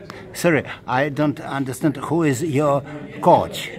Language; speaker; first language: English; non-native, learner; Russian